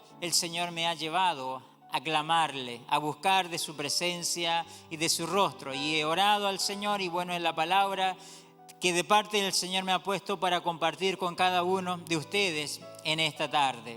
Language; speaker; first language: Spanish; native; Spanish